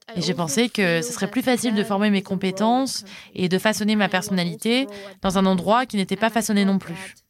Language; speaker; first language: French; non-native, fluent; Arabic